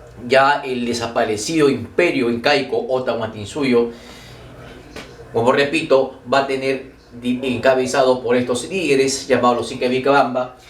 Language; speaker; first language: Spanish; native; Spanish